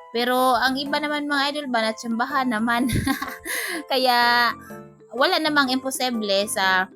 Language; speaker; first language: Filipino; non-native, local second language; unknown